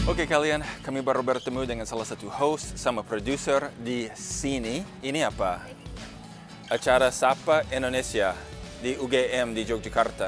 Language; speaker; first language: Indonesian; non-native, fluent; English